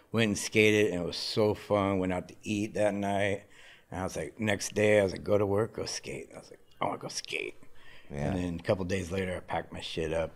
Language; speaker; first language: English; native; English